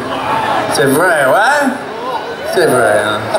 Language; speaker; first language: French; non-native, learner; English